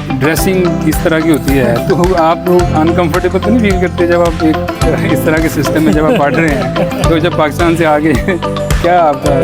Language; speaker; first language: Urdu; non-native, local second language; Punjabi